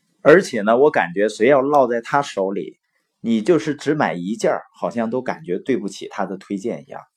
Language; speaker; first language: Chinese; native; Chinese